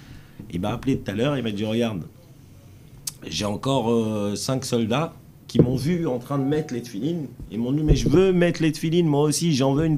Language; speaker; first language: French; native; French